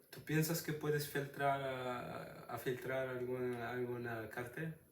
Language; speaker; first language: Spanish; non-native, fluent; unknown